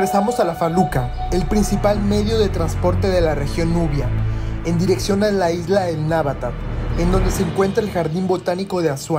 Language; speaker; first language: Spanish; native; Spanish